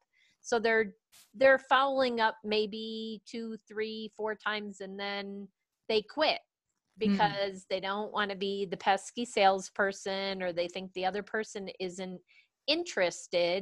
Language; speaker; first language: English; native; English